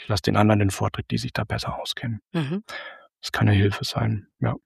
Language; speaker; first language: German; native; German